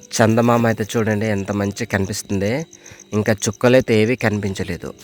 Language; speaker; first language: Telugu; non-native, local second language; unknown